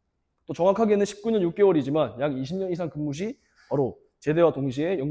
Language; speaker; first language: Korean; native; Korean